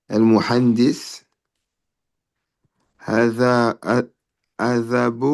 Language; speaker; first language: Arabic; non-native, learner; French